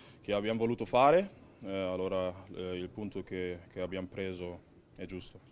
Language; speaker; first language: Italian; non-native, learner; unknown